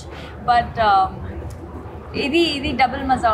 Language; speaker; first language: Telugu; non-native, fluent; Hindi